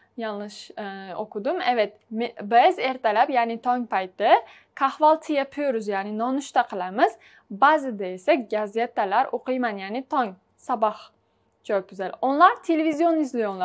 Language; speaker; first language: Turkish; non-native, fluent; Uzbek